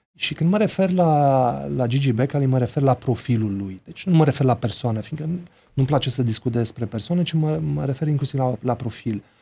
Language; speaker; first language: Romanian; native; Romanian